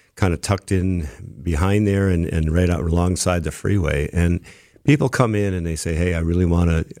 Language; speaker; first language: English; native; English